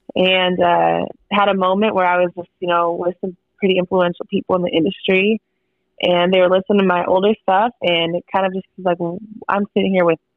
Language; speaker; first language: English; native; English